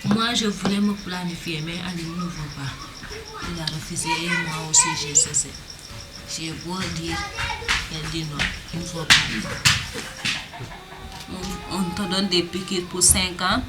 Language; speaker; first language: French; non-native, learner; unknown